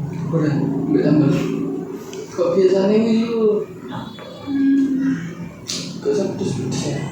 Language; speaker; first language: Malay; non-native, local second language; Javanese